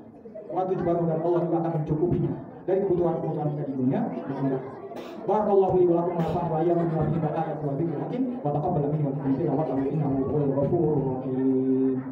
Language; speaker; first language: Indonesian; native; Indonesian